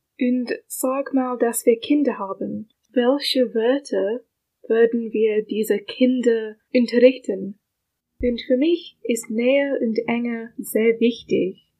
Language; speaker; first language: German; non-native, learner; English